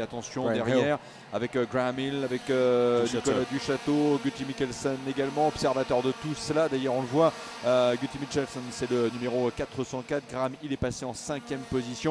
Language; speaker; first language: French; native; French